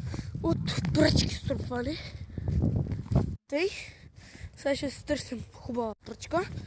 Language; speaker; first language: Bulgarian; native; Bulgarian